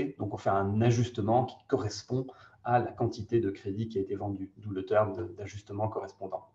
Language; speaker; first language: French; native; French